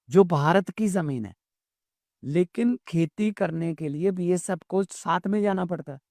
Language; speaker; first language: Hindi; non-native, local second language; Punjabi